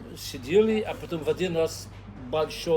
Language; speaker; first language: Russian; non-native, learner; Dutch